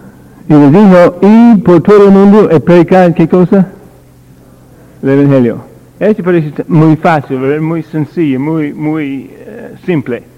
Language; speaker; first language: Spanish; non-native, learner; English